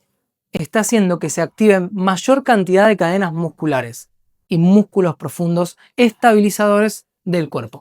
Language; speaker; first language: Spanish; native; Spanish